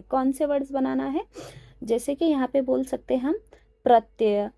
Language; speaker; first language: Hindi; non-native, local second language; Marathi